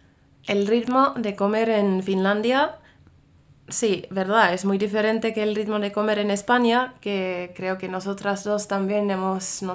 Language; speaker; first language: Spanish; non-native, fluent; Finnish